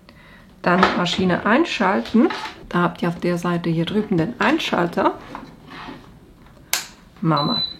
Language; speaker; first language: German; native; German